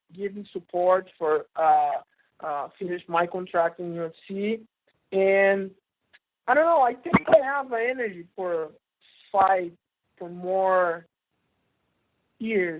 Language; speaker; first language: English; non-native, learner; Portuguese